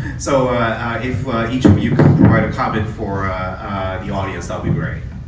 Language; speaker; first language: English; non-native, fluent; Japanese